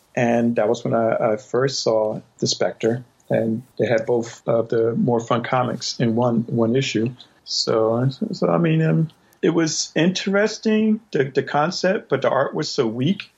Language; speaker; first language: English; native; English